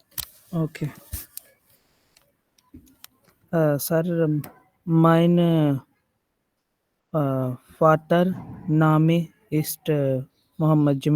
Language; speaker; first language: German; non-native, learner; Urdu